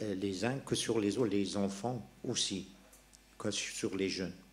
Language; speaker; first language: French; non-native, local second language; Persian